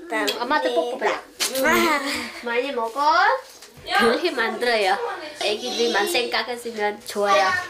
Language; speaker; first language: Korean; non-native, learner; Khmer